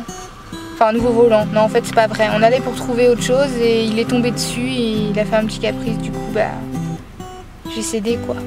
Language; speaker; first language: French; native; French